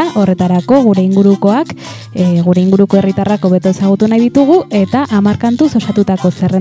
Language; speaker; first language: Basque; native; Basque